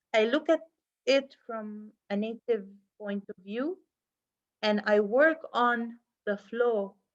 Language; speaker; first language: English; non-native, fluent; Arabic